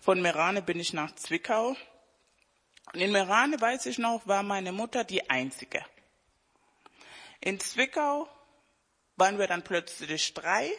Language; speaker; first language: German; non-native, fluent; Spanish